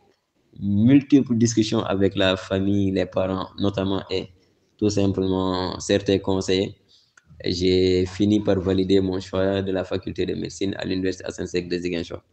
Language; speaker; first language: French; non-native, local second language; Wolof